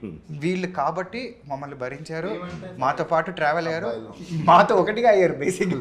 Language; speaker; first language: Telugu; native; Telugu